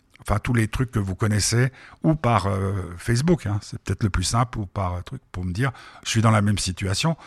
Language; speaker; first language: French; native; French